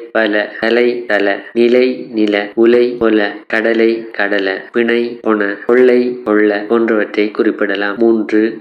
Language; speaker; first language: Tamil; native; Tamil